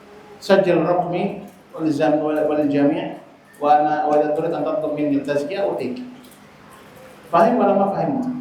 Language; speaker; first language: Arabic; non-native, fluent; Indonesian